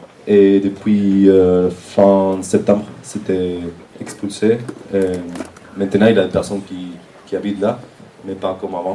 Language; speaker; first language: French; non-native, fluent; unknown